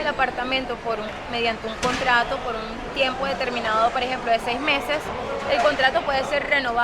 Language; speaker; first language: Spanish; native; Spanish